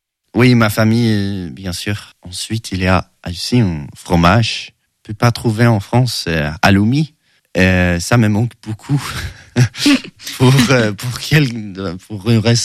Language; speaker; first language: French; non-native, learner; Swedish